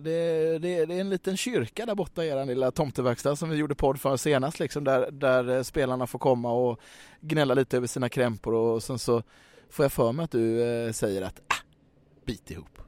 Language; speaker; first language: Swedish; native; Swedish